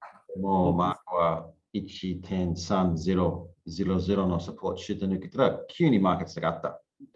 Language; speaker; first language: Japanese; non-native, learner; English